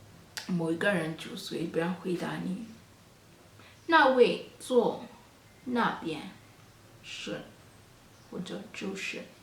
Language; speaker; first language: Chinese; non-native, fluent; Kalenjin